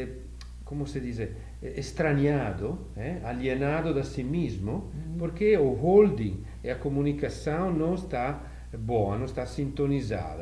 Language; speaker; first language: Portuguese; non-native, fluent; Italian